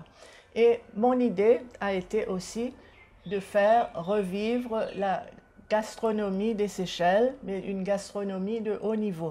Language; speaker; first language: French; non-native, local second language; Seselwa Creole French